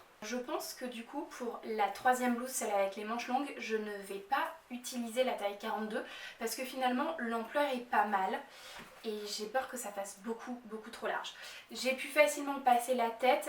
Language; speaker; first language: French; native; French